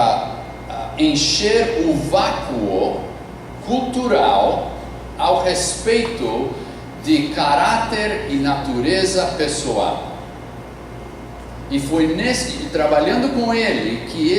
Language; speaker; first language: Portuguese; non-native, fluent; English